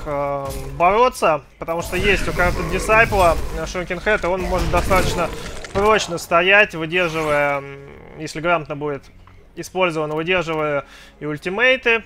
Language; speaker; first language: Russian; native; Russian